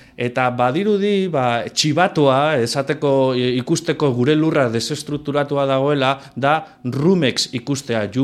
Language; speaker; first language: Basque; non-native, local second language; Spanish